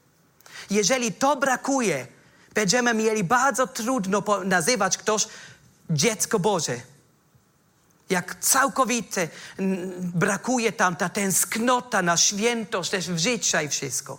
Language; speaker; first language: Polish; non-native, fluent; German